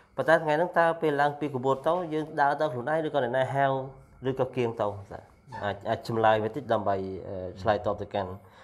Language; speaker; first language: Khmer; non-native, local second language; Eastern Cham